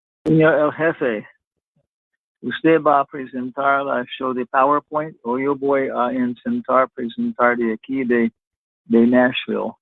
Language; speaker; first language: Spanish; non-native, fluent; English